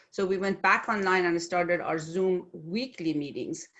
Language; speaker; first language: English; non-native, fluent; Persian